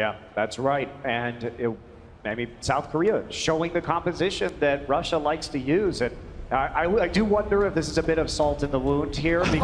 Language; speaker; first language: English; native; English